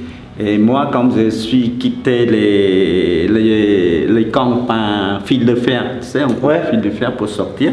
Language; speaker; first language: French; non-native, fluent; Khmer